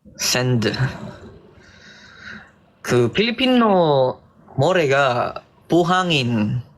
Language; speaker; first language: Korean; non-native, learner; Filipino